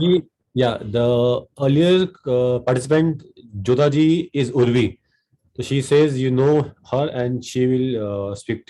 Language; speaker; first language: English; non-native, local second language; Hindi